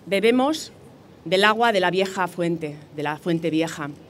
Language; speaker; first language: Spanish; non-native, local second language; Basque